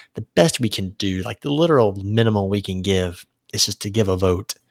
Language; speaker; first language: English; native; English